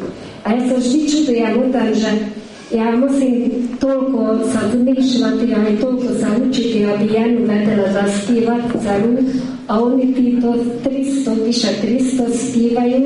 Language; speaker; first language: Slovak; native; Slovak